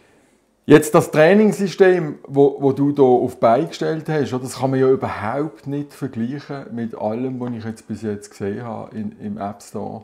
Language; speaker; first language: German; native; German